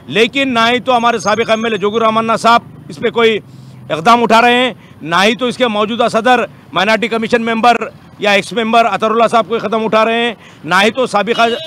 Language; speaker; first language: Urdu; native; Urdu